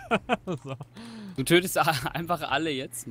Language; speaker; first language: German; native; German